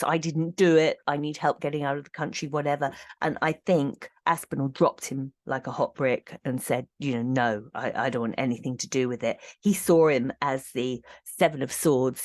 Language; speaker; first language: English; native; English